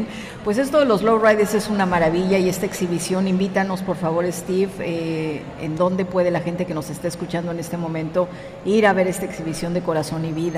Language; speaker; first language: Spanish; native; Spanish